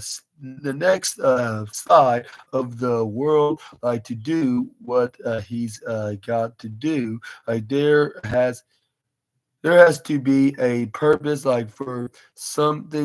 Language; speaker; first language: English; native; English